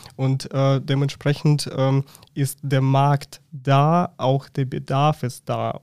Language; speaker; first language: German; non-native, fluent; Russian